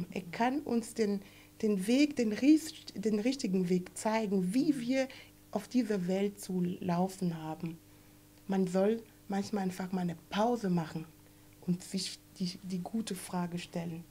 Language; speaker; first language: German; non-native, fluent; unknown